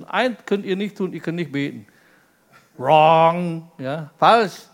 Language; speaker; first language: German; non-native, fluent; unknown